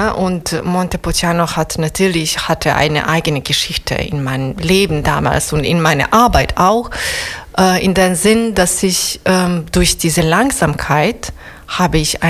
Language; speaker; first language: German; non-native, fluent; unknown